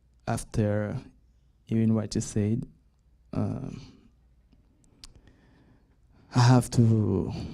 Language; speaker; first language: English; non-native, learner; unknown